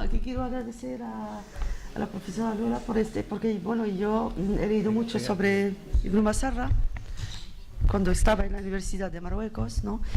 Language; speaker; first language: Spanish; non-native, fluent; Arabic